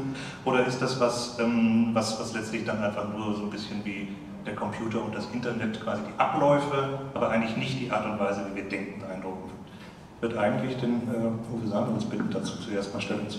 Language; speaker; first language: German; native; German